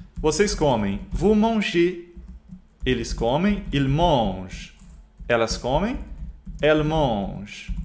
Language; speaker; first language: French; non-native, fluent; Portuguese